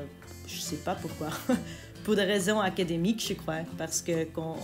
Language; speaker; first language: French; non-native, local second language; Dutch